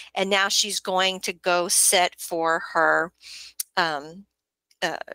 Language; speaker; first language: English; native; English